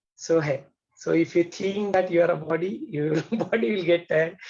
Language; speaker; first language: English; non-native, local second language; Hindi